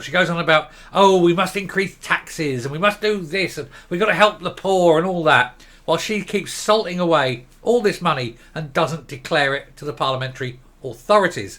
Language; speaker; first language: English; native; English